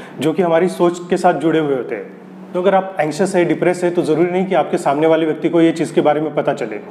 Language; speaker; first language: Hindi; non-native, local second language; Marathi